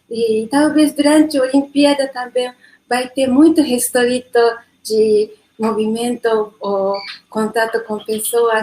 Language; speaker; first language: Portuguese; non-native, learner; Japanese